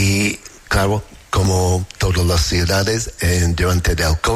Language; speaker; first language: Spanish; non-native, learner; English